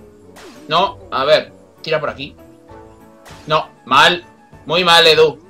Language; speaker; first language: Spanish; native; Spanish